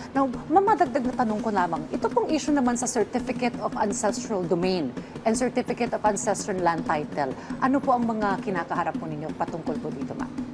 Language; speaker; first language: Filipino; native; Filipino